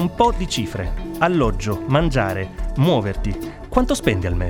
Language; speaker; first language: Italian; native; Italian